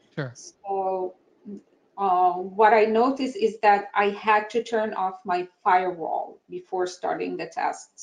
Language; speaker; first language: English; non-native, fluent; Arabic